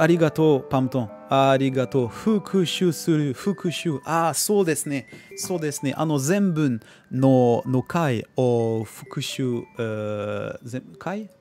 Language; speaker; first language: Japanese; non-native, learner; French